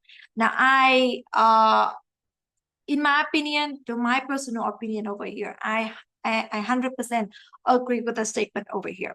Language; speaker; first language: English; non-native, fluent; Vietnamese